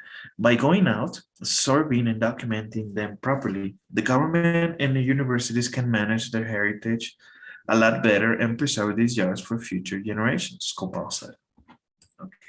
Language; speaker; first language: English; non-native, fluent; Spanish